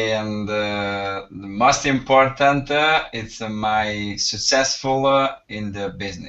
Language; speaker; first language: English; non-native, learner; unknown